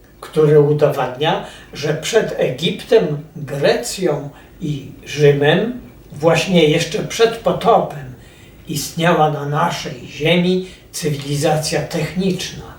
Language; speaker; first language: Polish; native; Polish